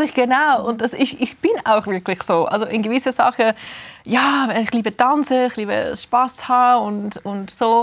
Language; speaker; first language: German; early bilingual, heritage; English